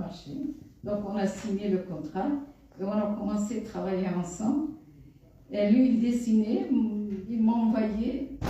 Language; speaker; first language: French; non-native, fluent; Kurdish